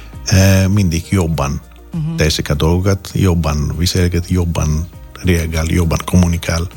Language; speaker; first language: Hungarian; non-native, learner; Greek